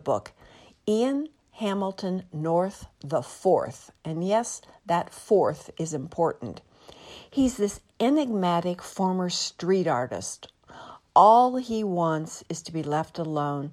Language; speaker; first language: English; native; English